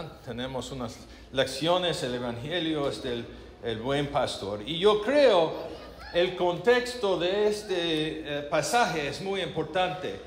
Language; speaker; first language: Spanish; non-native, learner; English